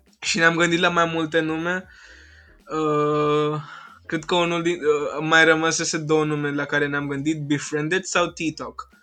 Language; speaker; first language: Romanian; non-native, fluent; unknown